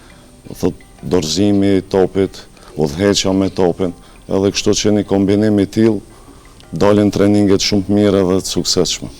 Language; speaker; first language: Albanian; native; Albanian